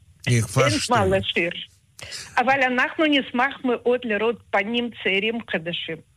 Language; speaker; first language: Hebrew; non-native, fluent; Russian